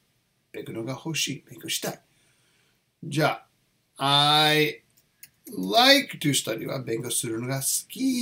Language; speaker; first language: Japanese; non-native, learner; English